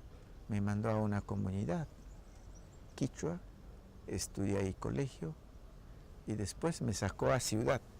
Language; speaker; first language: Spanish; non-native, local second language; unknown